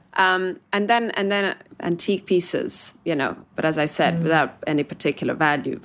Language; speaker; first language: English; non-native, fluent; Italian